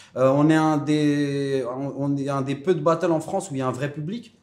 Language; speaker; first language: French; native; French